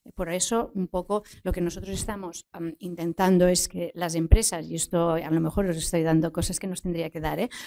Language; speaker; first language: Spanish; non-native, local second language; Catalan